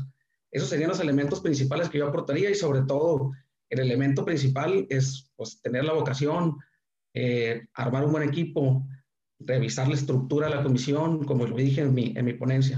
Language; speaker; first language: Spanish; native; Spanish